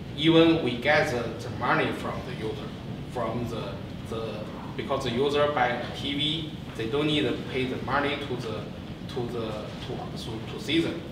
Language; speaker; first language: English; non-native, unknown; Chinese